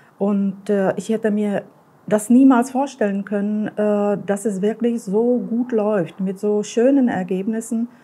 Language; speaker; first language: German; native; German